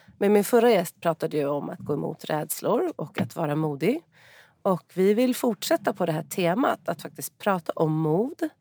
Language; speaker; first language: Swedish; native; Swedish